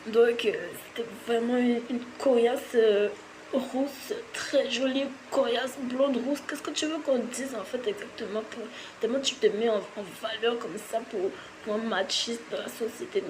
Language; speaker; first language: French; native; French